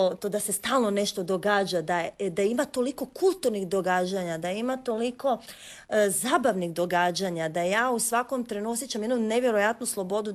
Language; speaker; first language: Croatian; native; Croatian